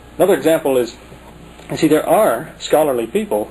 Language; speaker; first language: English; native; English